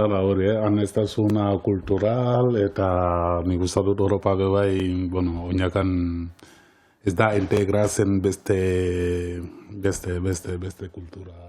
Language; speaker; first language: Basque; non-native, learner; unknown